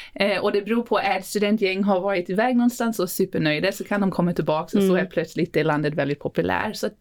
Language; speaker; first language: Swedish; non-native, fluent; Afrikaans